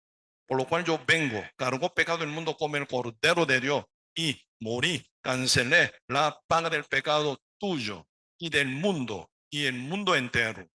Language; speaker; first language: Spanish; non-native, learner; Korean